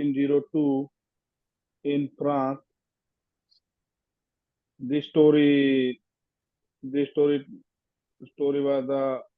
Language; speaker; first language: English; non-native, learner; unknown